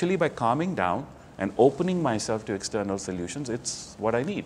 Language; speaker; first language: English; non-native, local second language; Hindi